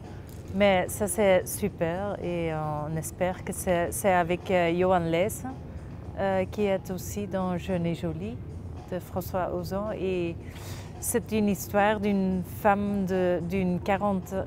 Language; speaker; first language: French; non-native, local second language; Dutch